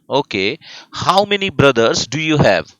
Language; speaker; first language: English; non-native, fluent; Hindi